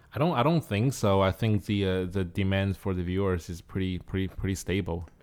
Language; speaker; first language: English; non-native, fluent; Chinese